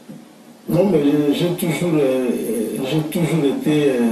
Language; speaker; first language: French; non-native, local second language; Lingala